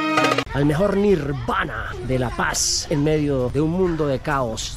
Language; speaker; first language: Spanish; native; Spanish